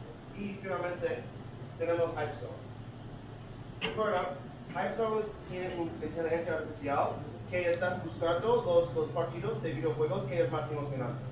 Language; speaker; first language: Spanish; non-native, learner; English